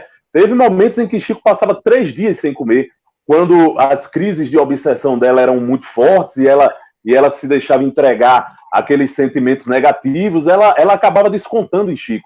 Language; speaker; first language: Portuguese; native; Portuguese